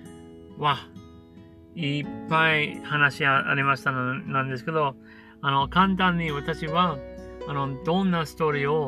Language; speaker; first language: Japanese; non-native, learner; English